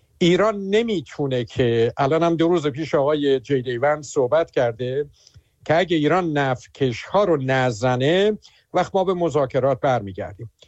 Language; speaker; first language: Persian; native; Persian